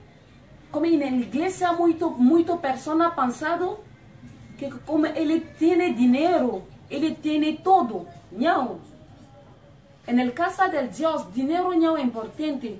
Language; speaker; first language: Spanish; non-native, learner; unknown